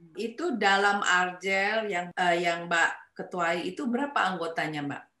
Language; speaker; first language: Indonesian; native; Indonesian